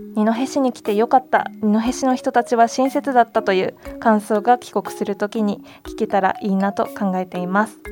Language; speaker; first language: Japanese; native; Japanese